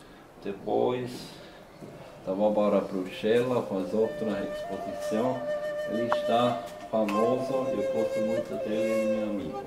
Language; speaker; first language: Portuguese; non-native, learner; German